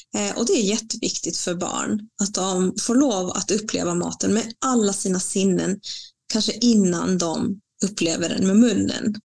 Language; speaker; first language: Swedish; non-native, fluent; Spanish